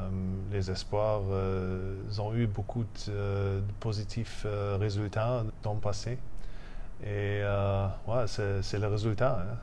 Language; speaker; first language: French; non-native, fluent; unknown